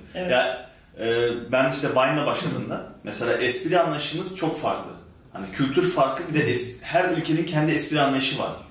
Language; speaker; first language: Turkish; early bilingual, heritage; Turkish